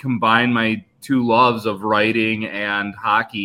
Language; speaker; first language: English; native; English